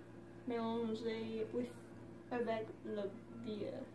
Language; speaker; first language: French; non-native, learner; English